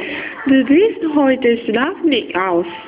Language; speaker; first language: German; non-native, learner; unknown